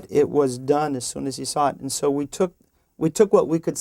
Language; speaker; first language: English; native; English